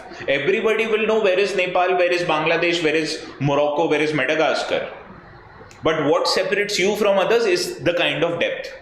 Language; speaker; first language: English; non-native, local second language; Hindi